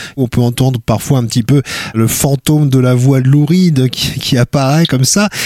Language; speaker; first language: French; native; French